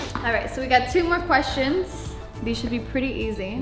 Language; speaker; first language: English; native; English